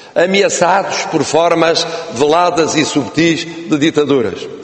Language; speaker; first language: Portuguese; native; Portuguese